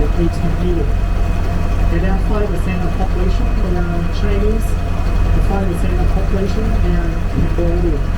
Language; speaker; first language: English; non-native, learner; Vietnamese